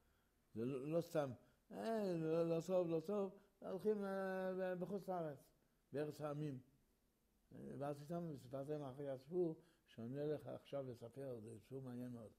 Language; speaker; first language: Hebrew; early bilingual, other home language; Yiddish